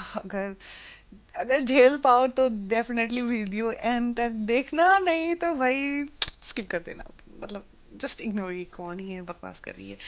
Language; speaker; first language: Hindi; non-native, local second language; Assamese